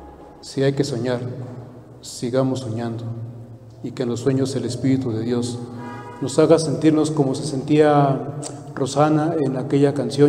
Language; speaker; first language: Spanish; native; Spanish